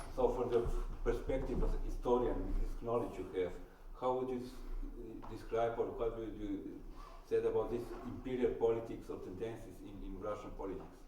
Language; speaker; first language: English; non-native, fluent; Slovenian